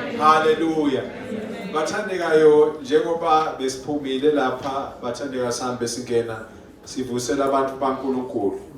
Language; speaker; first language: Zulu; non-native, local second language; Swati